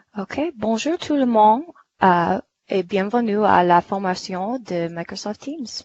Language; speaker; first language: French; non-native, fluent; English